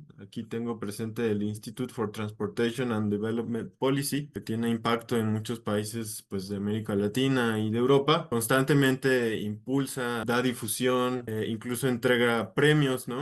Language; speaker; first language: Spanish; native; Spanish